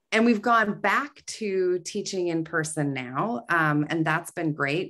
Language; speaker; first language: English; native; English